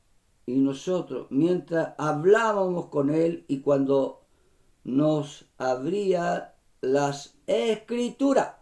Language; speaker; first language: Spanish; native; Spanish